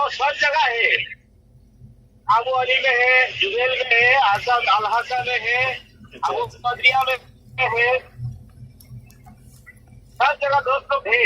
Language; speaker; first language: Hindi; non-native, learner; Bangla